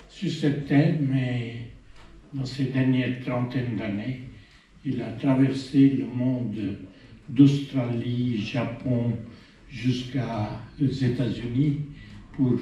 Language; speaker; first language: French; non-native, fluent; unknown